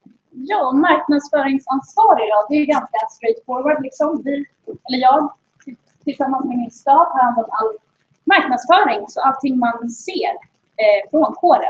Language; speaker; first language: Swedish; native; Swedish